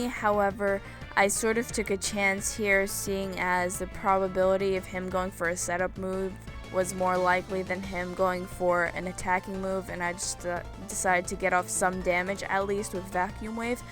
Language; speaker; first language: English; native; English